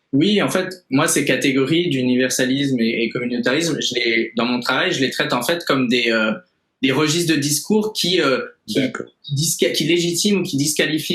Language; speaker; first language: French; native; French